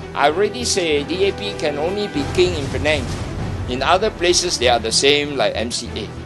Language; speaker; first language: English; non-native, local second language; Chinese